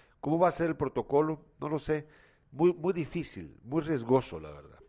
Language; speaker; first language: Spanish; native; Spanish